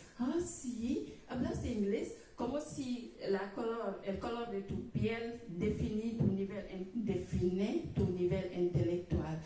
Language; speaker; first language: Spanish; non-native, local second language; Wolof